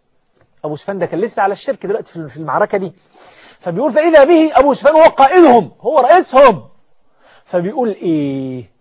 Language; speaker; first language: Arabic; native; Arabic